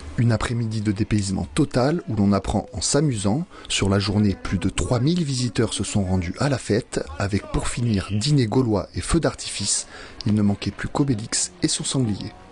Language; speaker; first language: French; native; French